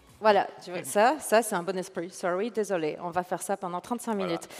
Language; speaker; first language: French; native; French